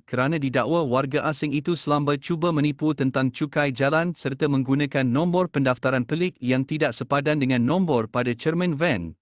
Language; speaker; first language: Malay; native; Malay